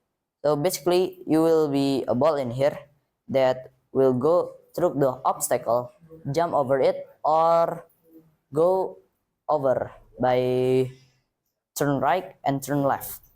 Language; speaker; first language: English; non-native, learner; Indonesian